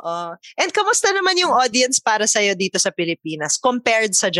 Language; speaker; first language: Filipino; native; Filipino